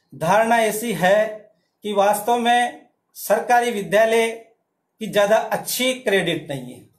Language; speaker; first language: Hindi; native; Hindi